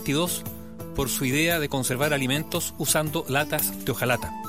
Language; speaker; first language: Spanish; native; Spanish